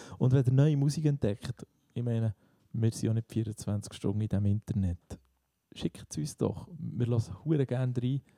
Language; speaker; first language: German; native; German